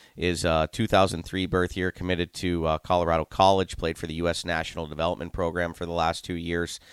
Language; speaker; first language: English; native; English